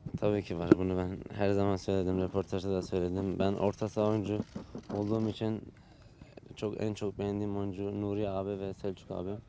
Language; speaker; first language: Turkish; early bilingual, heritage; Turkish